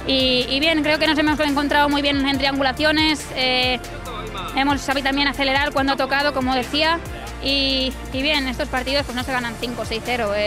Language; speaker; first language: Spanish; native; Spanish